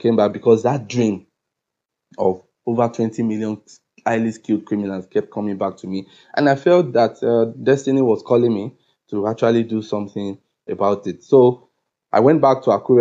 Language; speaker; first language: English; non-native, local second language; Yoruba